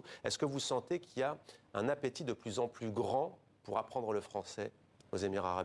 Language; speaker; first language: French; native; French